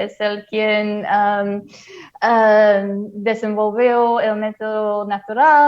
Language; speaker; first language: Spanish; non-native, fluent; English